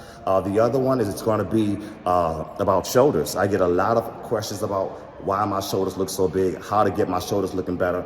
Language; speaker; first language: English; native; English